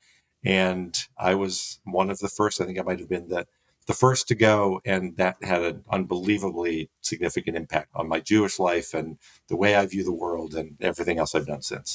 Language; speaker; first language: English; native; English